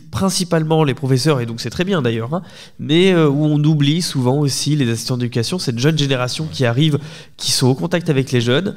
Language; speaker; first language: French; native; French